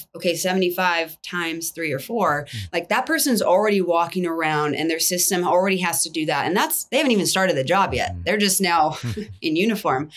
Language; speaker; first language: English; native; English